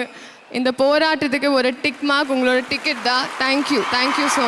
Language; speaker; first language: Tamil; non-native, learner; Telugu